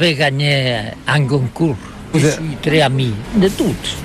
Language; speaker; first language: French; non-native, learner; Catalan